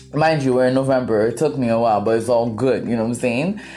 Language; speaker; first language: English; non-native, local second language; Akan